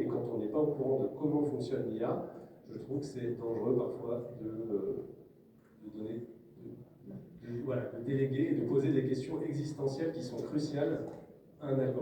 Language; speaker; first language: French; native; French